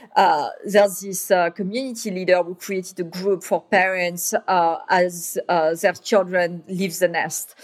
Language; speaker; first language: English; non-native, fluent; French